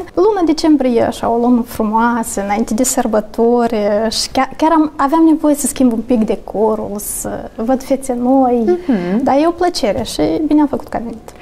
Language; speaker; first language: Romanian; native; Romanian